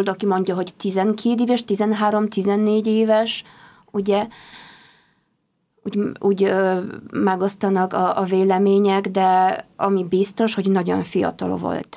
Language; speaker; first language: Hungarian; non-native, fluent; Polish